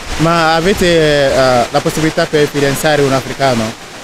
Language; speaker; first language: Italian; non-native, learner; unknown